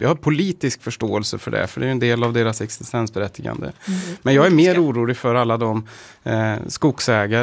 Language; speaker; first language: Swedish; native; Swedish